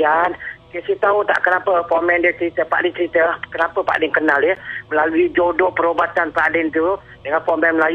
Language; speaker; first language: Malay; native; Malay